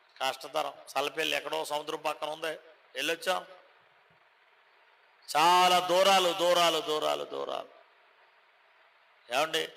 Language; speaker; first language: Telugu; native; Telugu